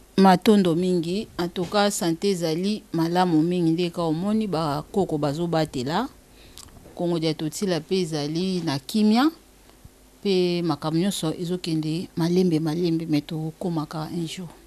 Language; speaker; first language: Lingala; non-native, local second language; Kongo